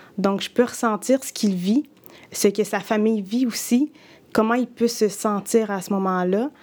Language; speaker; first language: French; early bilingual, other home language; Spanish